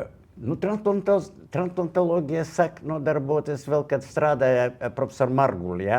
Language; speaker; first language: Latvian; non-native, local second language; Russian